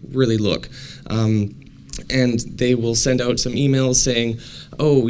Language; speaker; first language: English; native; English